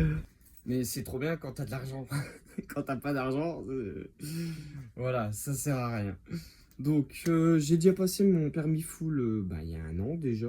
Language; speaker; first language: French; native; French